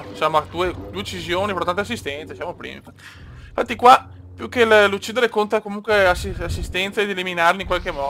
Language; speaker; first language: Italian; native; Italian